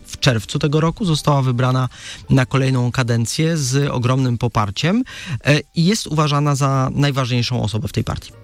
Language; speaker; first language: Polish; native; Polish